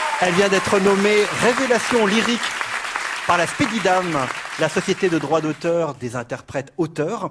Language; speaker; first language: French; native; French